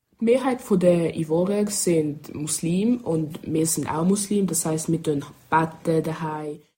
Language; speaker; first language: German; early bilingual, other home language; French